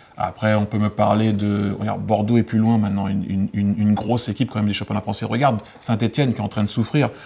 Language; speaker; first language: French; native; French